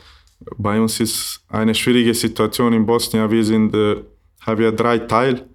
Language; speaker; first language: German; non-native, learner; Bosnian